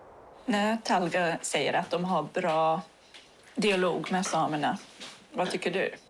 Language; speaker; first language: Swedish; non-native, learner; English